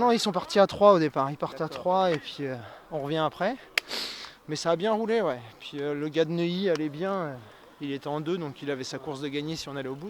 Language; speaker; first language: French; native; French